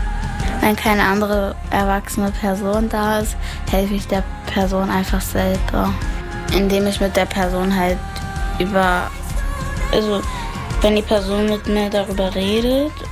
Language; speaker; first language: German; native; German